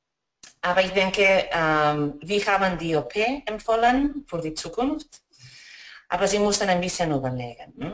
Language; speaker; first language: German; non-native, fluent; Spanish